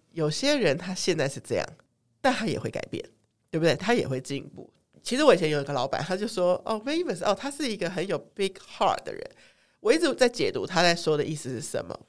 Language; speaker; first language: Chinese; native; Chinese